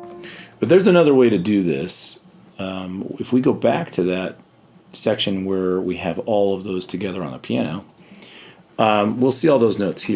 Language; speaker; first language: English; native; English